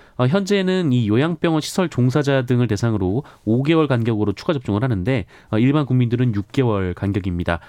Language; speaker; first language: Korean; native; Korean